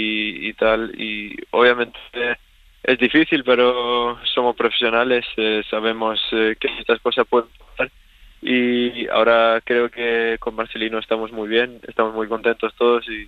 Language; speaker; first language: Spanish; early bilingual, other home language; Swedish